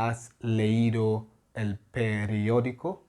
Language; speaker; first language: Spanish; non-native, fluent; English